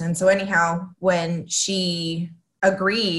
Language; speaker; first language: English; early bilingual, other home language; Spanish